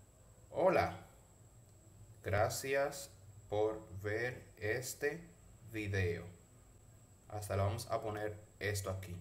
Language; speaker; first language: Spanish; native; Spanish